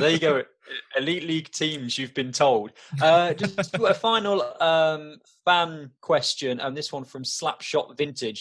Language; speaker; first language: English; native; English